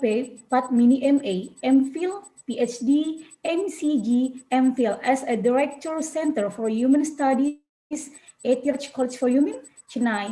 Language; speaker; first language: English; non-native, learner; Indonesian